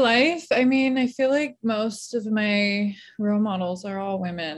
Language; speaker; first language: English; native; English